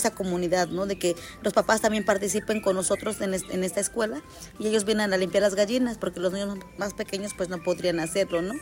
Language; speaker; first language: Spanish; native; Spanish